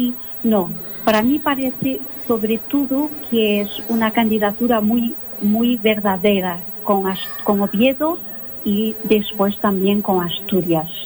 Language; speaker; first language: Spanish; non-native, local second language; Portuguese